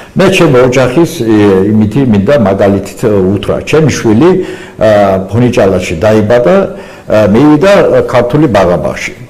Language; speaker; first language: Georgian; non-native, local second language; Azerbaijani